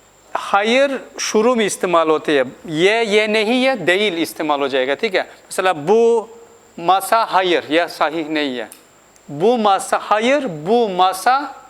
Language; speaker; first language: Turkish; non-native, fluent; Urdu